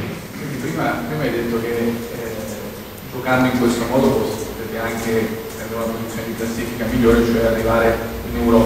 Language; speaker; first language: Italian; native; Italian